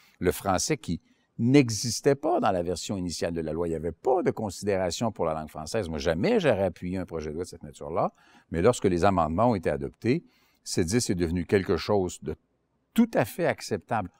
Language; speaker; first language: French; native; French